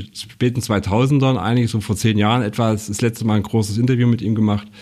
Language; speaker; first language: German; native; German